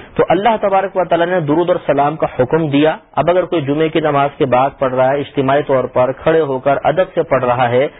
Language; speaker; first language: Urdu; native; Urdu